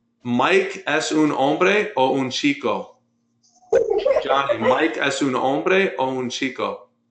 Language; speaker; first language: Spanish; non-native, fluent; English